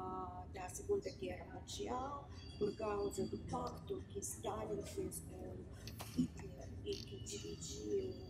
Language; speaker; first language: Portuguese; non-native, fluent; Russian